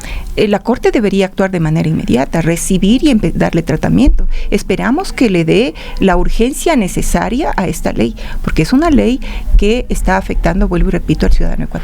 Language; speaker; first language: Spanish; native; Spanish